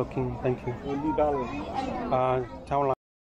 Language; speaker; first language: English; non-native, learner; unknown